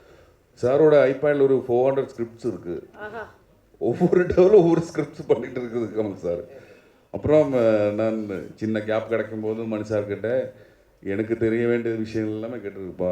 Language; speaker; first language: Tamil; non-native, learner; Malayalam